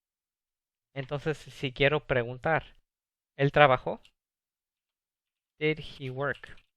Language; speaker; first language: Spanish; early bilingual, other home language; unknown